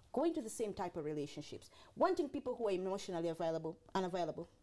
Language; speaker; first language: English; non-native, local second language; Swahili